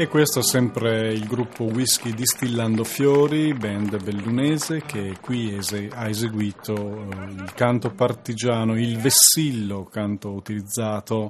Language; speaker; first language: Italian; native; Italian